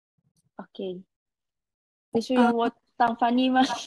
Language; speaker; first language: Chinese; non-native, fluent; Indonesian